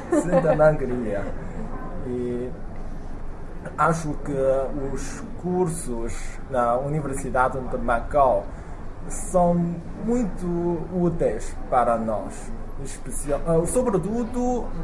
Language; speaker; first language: Portuguese; non-native, learner; Chinese